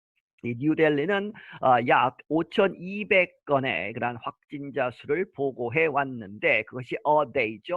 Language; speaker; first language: Korean; native; Korean